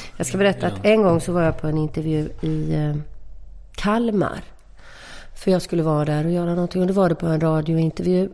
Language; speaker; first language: Swedish; native; Swedish